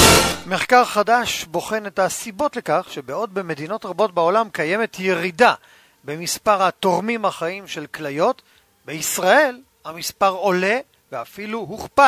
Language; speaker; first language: Hebrew; native; Hebrew